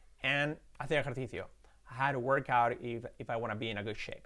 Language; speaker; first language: English; non-native, fluent; Spanish